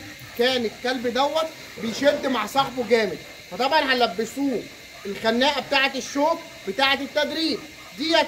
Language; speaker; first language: Arabic; native; Arabic